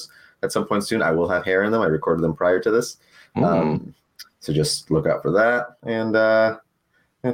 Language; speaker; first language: English; early bilingual, other home language; Spanish